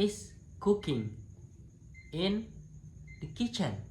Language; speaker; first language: English; non-native, local second language; Indonesian